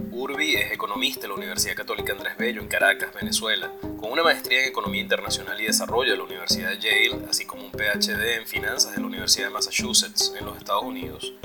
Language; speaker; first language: Spanish; native; Spanish